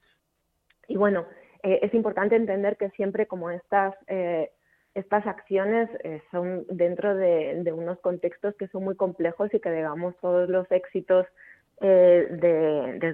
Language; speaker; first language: Spanish; native; Spanish